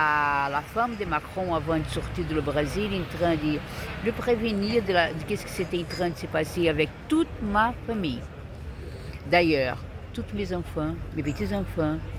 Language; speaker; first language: French; non-native, fluent; Portuguese